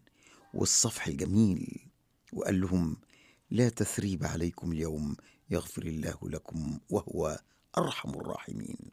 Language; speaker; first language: Arabic; native; Arabic